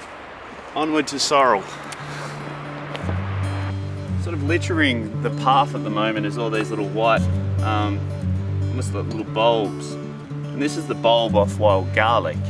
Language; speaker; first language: English; native; English